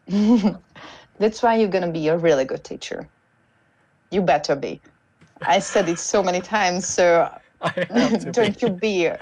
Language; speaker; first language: English; non-native, fluent; Hungarian